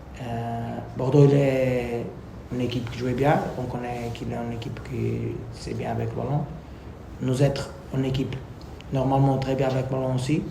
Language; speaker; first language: French; non-native, learner; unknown